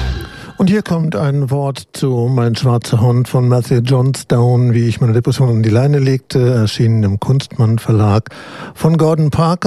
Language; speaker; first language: German; native; German